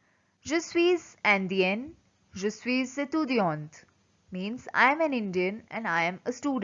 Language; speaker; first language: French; non-native, fluent; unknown